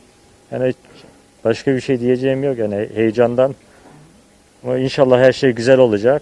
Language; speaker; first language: Turkish; early bilingual, heritage; Turkish